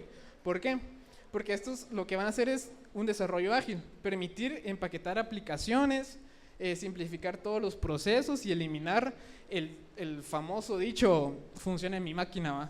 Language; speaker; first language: Spanish; native; Spanish